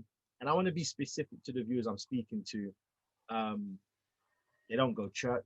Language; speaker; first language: English; native; English